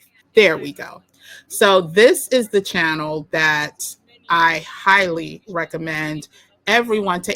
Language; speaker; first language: English; native; English